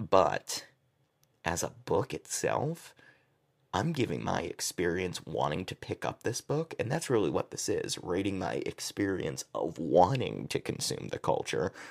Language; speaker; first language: English; native; English